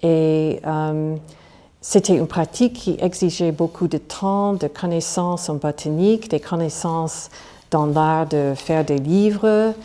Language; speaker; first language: French; non-native, fluent; English